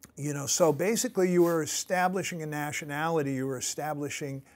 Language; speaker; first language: English; native; English